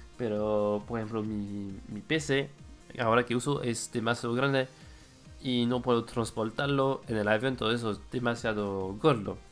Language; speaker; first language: Spanish; non-native, fluent; French